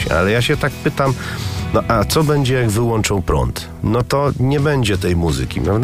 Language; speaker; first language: Polish; native; Polish